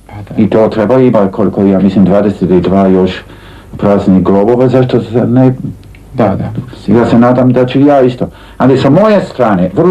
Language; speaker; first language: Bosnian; early bilingual, heritage; Serbian